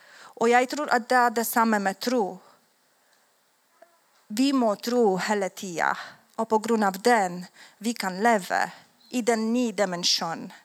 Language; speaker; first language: Swedish; non-native, learner; Polish